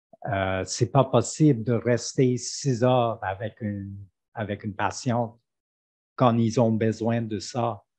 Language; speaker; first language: French; non-native, fluent; English